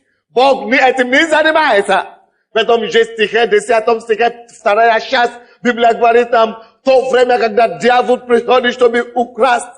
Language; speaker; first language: Russian; non-native, fluent; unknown